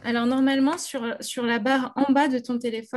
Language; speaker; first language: French; native; French